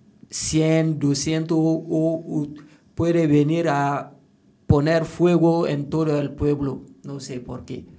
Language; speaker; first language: Spanish; non-native, learner; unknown